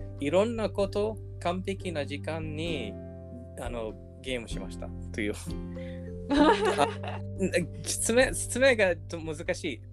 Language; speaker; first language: Japanese; non-native, learner; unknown